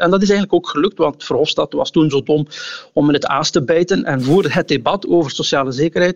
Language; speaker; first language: Dutch; native; Dutch